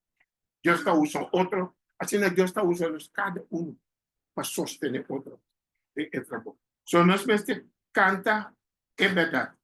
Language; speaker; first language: Portuguese; non-native, learner; Papiamento